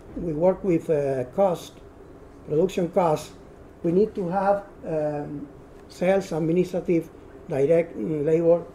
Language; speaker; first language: English; non-native, learner; Spanish